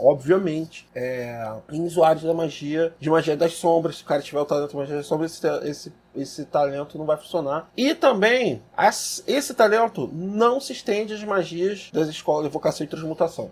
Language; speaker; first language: Portuguese; native; Portuguese